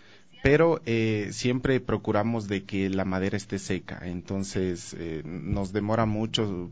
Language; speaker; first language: Spanish; native; Spanish